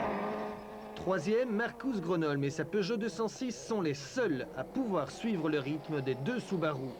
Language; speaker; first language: French; native; French